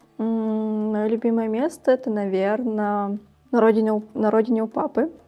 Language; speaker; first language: Russian; early bilingual, other home language; Tajik